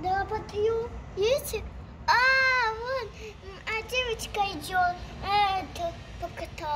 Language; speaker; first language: Russian; early bilingual, heritage; Tajik